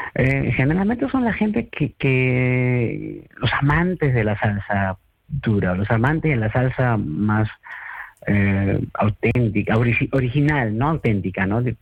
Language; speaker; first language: Spanish; native; Spanish